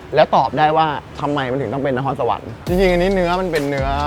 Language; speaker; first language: Thai; native; Thai